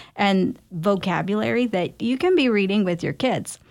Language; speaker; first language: English; native; English